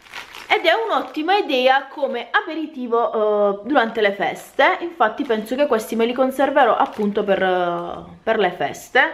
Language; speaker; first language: Italian; native; Italian